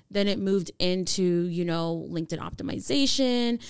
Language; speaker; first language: English; native; English